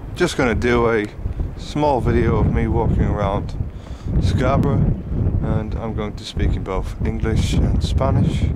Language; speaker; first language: English; native; English